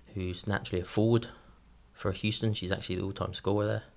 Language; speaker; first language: English; native; English